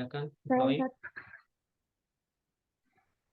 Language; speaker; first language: Indonesian; native; Indonesian